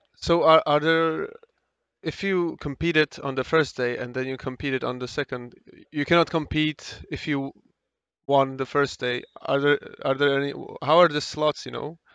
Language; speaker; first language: English; non-native, fluent; Czech